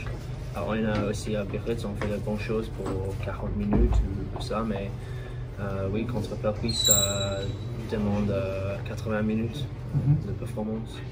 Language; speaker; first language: French; non-native, learner; English